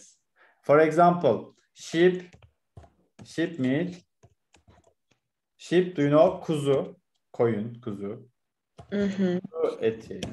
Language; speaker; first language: English; non-native, learner; Turkish